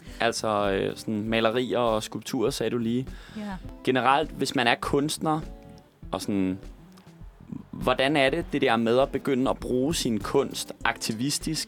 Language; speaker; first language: Danish; native; Danish